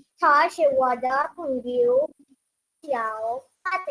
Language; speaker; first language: Chinese; non-native, learner; Urdu